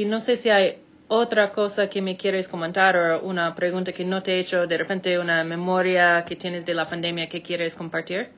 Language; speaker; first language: Spanish; non-native, fluent; English